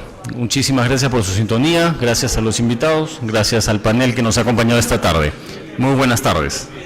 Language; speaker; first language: Spanish; native; Spanish